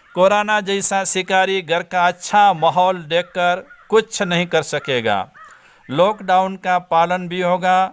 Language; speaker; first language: Hindi; non-native, local second language; Gujarati